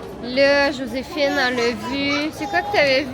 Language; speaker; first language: French; native; French